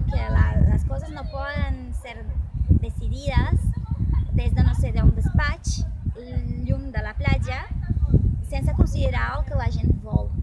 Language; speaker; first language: Catalan; non-native, fluent; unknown